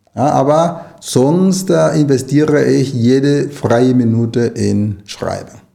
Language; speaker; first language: German; non-native, fluent; Spanish